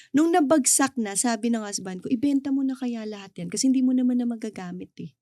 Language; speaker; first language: Filipino; non-native, local second language; Hiligaynon